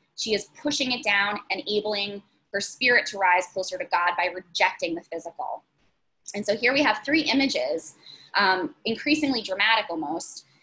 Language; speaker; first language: English; native; English